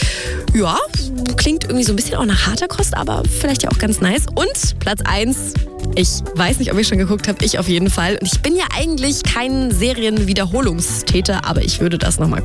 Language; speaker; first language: German; native; German